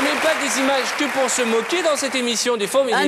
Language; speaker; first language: French; native; French